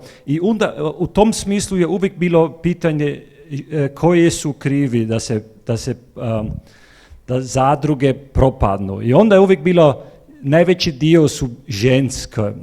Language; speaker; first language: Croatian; non-native, fluent; German